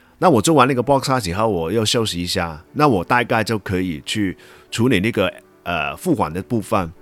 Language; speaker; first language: Chinese; non-native, local second language; Cantonese